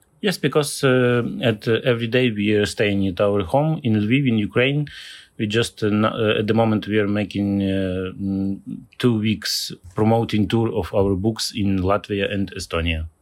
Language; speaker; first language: English; non-native, learner; Ukrainian